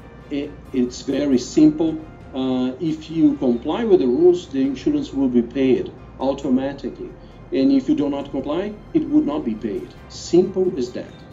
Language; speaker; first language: English; non-native, fluent; Portuguese